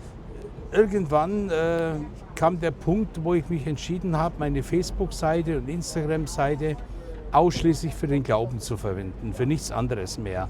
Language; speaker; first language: German; native; German